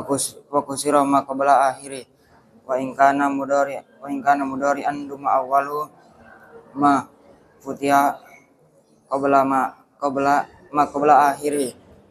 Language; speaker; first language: Arabic; non-native, learner; Indonesian